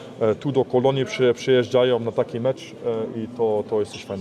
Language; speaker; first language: Polish; early bilingual, heritage; Polish